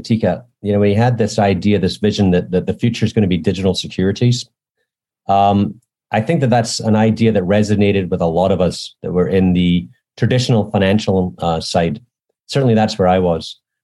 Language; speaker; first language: English; native; English